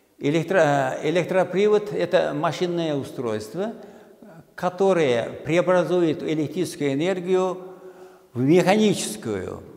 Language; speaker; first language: Russian; non-native, local second language; Uzbek